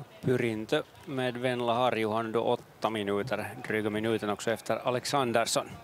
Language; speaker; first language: Swedish; native; Swedish